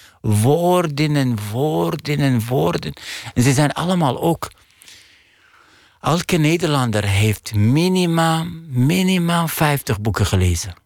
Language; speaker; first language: Dutch; non-native, fluent; Arabic